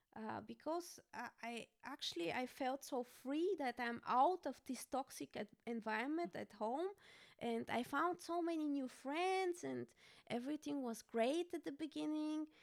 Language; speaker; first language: English; non-native, fluent; Bulgarian